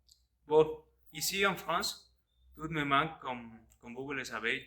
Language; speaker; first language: French; non-native, learner; Spanish